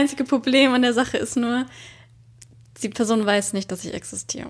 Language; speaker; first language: German; native; German